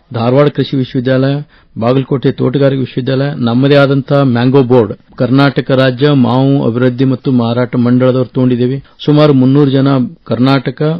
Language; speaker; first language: Kannada; native; Kannada